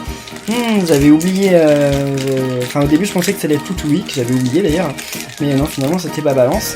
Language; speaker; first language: French; native; French